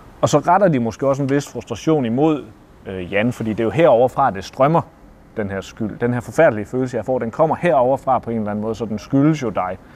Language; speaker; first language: Danish; native; Danish